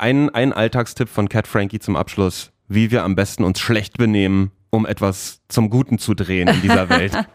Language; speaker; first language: German; native; German